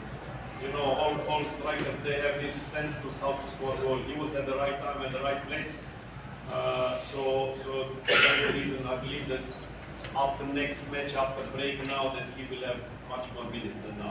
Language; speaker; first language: English; non-native, fluent; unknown